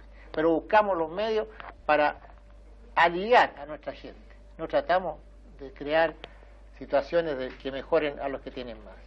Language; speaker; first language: Spanish; native; Spanish